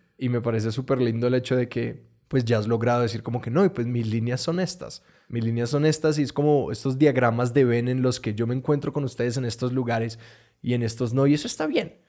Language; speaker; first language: Spanish; native; Spanish